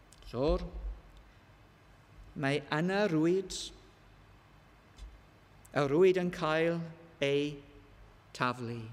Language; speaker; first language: Welsh; non-native, learner; English